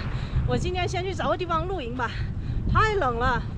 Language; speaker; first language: Chinese; native; Chinese